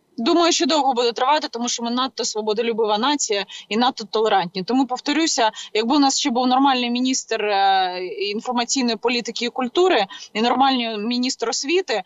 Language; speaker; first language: Ukrainian; native; Ukrainian